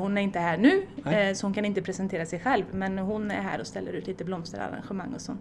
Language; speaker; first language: Swedish; native; Swedish